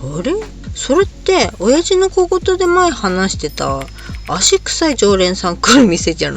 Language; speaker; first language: Japanese; native; Japanese